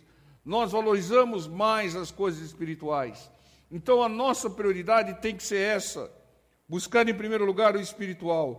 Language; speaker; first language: Portuguese; native; Portuguese